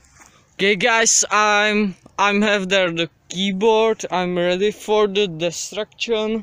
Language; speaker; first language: English; non-native, learner; Czech